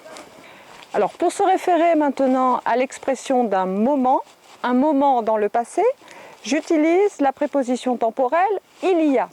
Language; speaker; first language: French; native; French